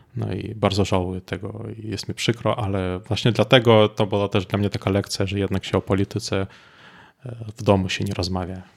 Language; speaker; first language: Polish; non-native, fluent; Russian